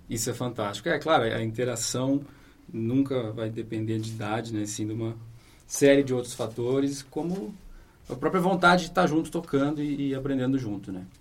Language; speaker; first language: Portuguese; native; Portuguese